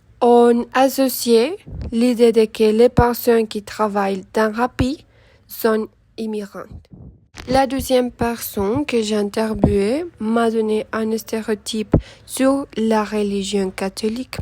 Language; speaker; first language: French; non-native, learner; Spanish